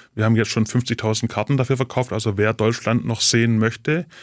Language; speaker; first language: German; native; German